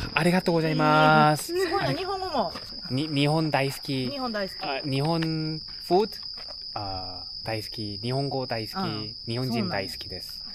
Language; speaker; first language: Japanese; non-native, learner; Thai